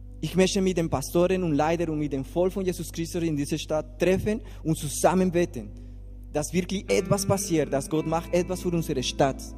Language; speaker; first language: German; non-native, learner; Spanish